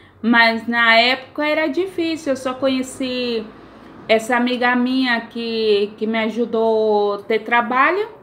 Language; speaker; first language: Portuguese; native; Portuguese